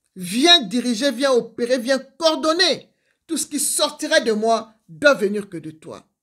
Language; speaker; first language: French; non-native, local second language; Lingala